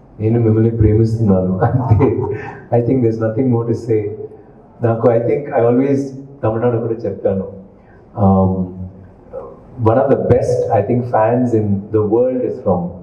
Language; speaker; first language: Telugu; non-native, learner; Tamil